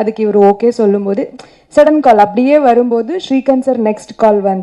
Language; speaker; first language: Tamil; non-native, learner; Kannada